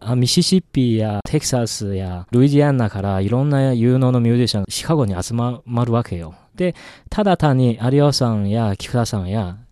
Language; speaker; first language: Japanese; non-native, fluent; Chinese